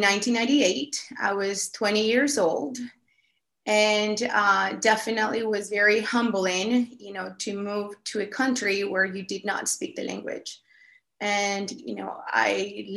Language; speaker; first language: English; non-native, fluent; Spanish